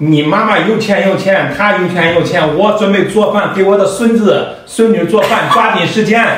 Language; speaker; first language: Chinese; native; Chinese